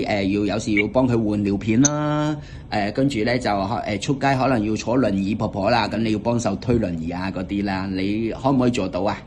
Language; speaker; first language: Cantonese; native; Cantonese